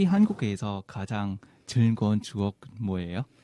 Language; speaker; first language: Korean; non-native, fluent; Vietnamese